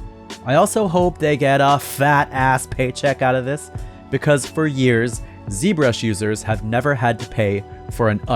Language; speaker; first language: English; native; English